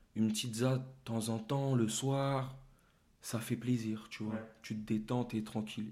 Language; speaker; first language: French; native; French